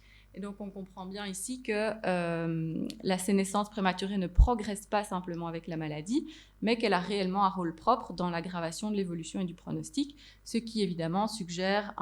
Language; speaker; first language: French; native; French